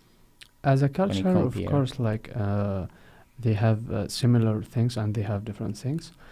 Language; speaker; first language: English; non-native, fluent; Arabic